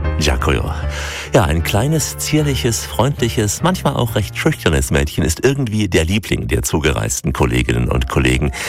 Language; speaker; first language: German; native; German